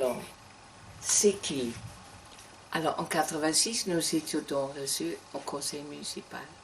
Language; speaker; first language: French; non-native, learner; German